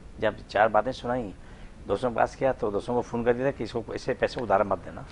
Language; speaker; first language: Urdu; non-native, local second language; Pashto